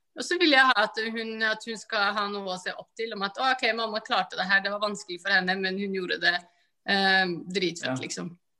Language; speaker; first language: Norwegian; early bilingual, other home language; Somali